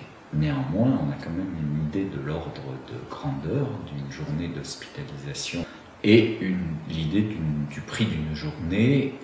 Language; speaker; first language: French; native; French